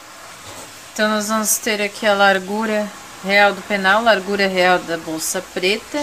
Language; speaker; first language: Portuguese; native; Portuguese